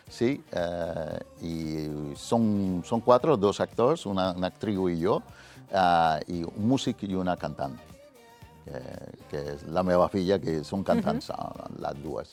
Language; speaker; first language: Catalan; non-native, fluent; Spanish